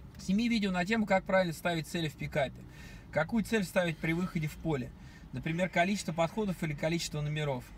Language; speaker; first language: Russian; native; Russian